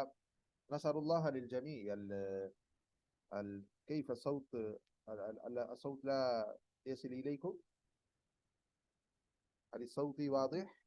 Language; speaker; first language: Arabic; non-native, fluent; Urdu